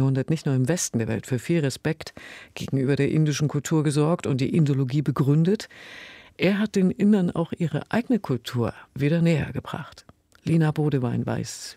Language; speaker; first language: German; native; German